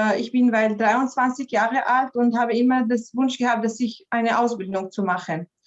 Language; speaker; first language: German; non-native, fluent; Arabic